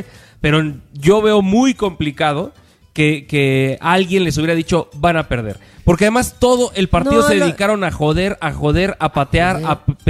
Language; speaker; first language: Spanish; native; Spanish